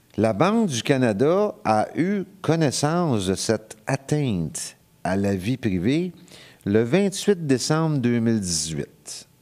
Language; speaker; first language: French; native; French